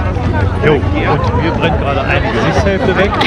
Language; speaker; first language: German; native; German